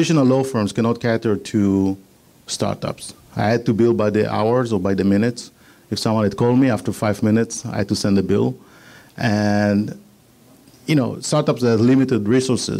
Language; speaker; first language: English; non-native, fluent; Hebrew